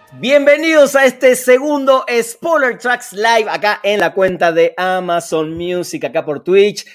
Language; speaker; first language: Spanish; native; Spanish